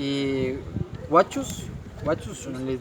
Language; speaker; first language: French; non-native, fluent; Spanish